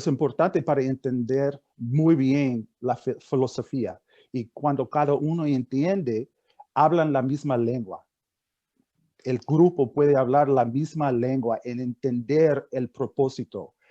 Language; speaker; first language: Spanish; non-native, fluent; English